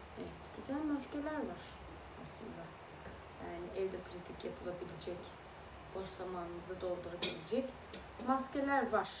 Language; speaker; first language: Turkish; early bilingual, other home language; Azerbaijani